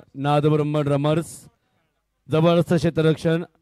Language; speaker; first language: Hindi; non-native, local second language; Marathi